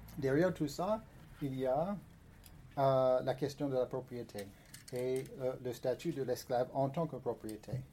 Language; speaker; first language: French; non-native, fluent; English